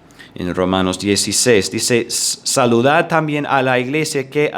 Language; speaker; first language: Spanish; non-native, fluent; English